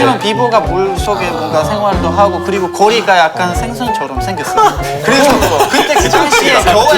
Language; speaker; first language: Korean; non-native, fluent; Polish